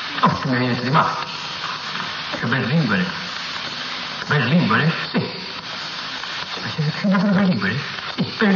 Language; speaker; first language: Italian; native; Italian